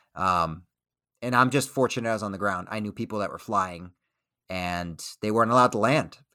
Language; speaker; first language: English; early bilingual, other home language; Spanish